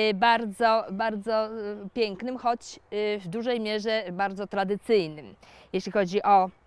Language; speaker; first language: Polish; native; Polish